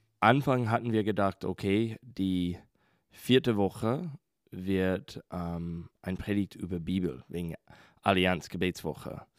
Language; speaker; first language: German; non-native, fluent; English